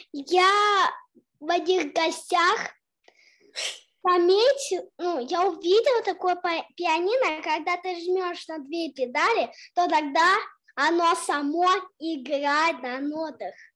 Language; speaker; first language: Russian; early bilingual, heritage; Russian